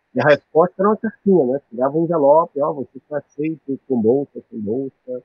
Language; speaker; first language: Portuguese; native; Portuguese